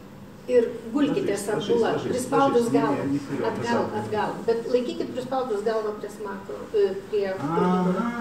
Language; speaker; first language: Lithuanian; native; Lithuanian